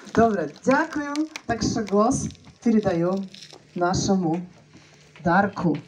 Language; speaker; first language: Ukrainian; non-native, learner; Russian